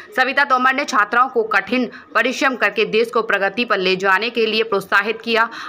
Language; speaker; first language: Hindi; native; Hindi